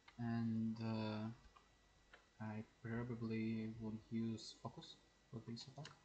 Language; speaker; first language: English; non-native, learner; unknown